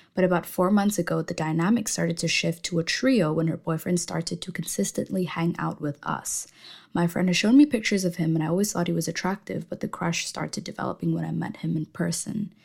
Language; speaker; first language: English; non-native, fluent; Indonesian